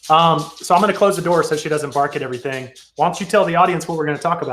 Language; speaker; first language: English; native; English